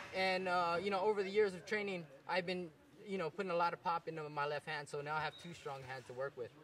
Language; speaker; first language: English; native; English